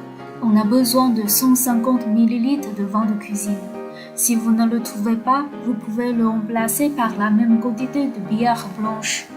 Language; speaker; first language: French; non-native, fluent; Chinese